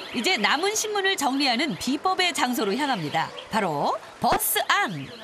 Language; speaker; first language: Korean; native; Korean